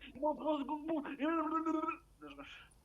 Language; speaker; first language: French; native; French